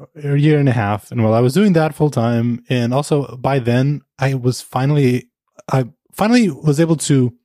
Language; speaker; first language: English; non-native, fluent; Portuguese